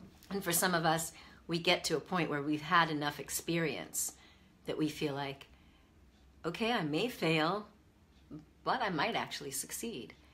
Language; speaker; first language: English; native; English